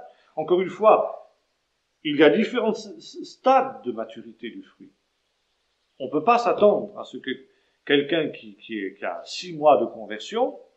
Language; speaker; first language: French; native; French